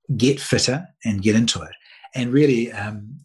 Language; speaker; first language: English; native; English